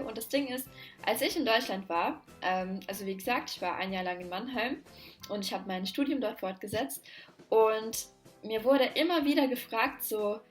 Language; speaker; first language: German; non-native, fluent; Latvian